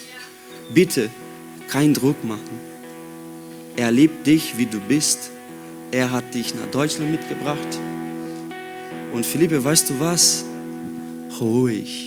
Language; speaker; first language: German; non-native, learner; Portuguese